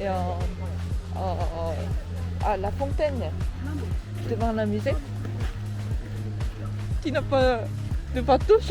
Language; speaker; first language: French; non-native, learner; Korean